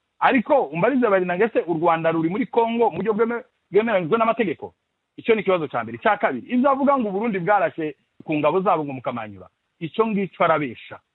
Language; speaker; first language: Kinyarwanda; native; Kinyarwanda